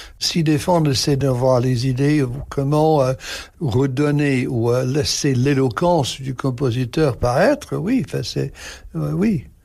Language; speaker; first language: French; non-native, fluent; English